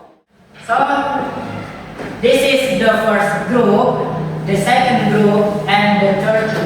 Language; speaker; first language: English; non-native, fluent; Indonesian